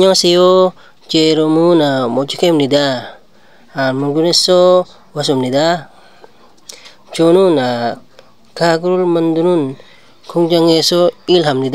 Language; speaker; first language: Korean; non-native, learner; Filipino